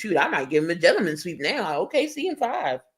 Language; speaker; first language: English; native; English